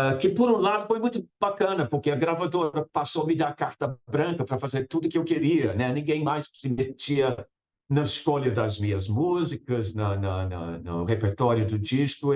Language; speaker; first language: Portuguese; non-native, fluent; English